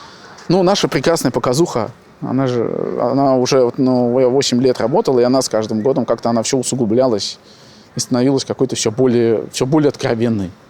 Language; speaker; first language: Russian; native; Russian